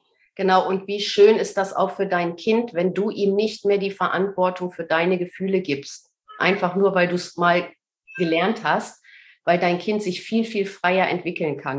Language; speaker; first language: German; native; German